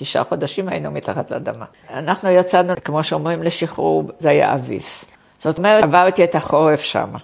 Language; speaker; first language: Hebrew; non-native, fluent; Polish